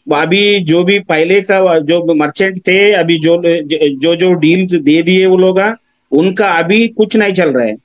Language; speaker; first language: Hindi; non-native, local second language; Telugu